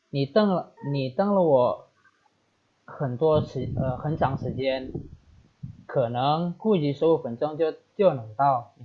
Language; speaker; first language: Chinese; non-native, fluent; Indonesian